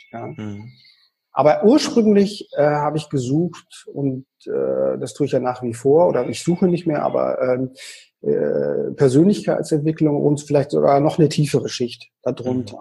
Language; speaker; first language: German; native; German